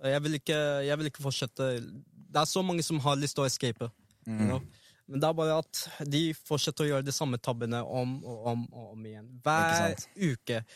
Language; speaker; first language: Norwegian; early bilingual, other home language; Arabic